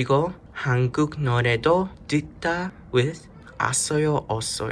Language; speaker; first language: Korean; non-native, learner; English